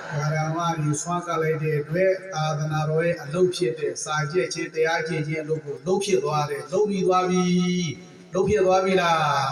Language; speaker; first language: Burmese; native; Burmese